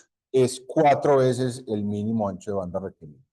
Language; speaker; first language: Spanish; native; Spanish